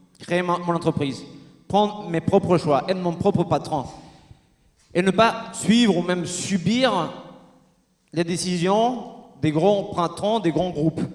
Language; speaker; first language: French; non-native, fluent; Spanish